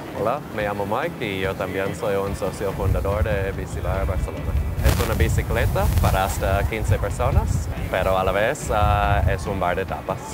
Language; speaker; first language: Spanish; non-native, fluent; English